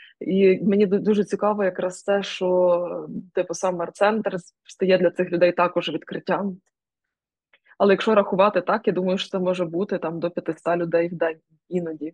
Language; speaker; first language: Ukrainian; native; Ukrainian